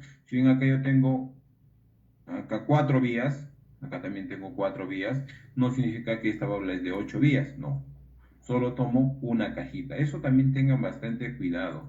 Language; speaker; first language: Spanish; native; Spanish